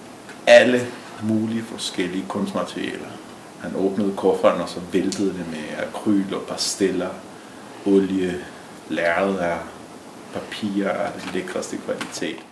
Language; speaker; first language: Danish; early bilingual, other home language; Spanish